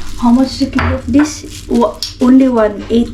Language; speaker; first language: English; non-native, local second language; Cebuano